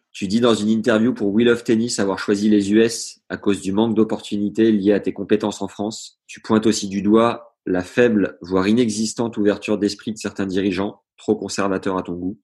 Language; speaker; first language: French; native; French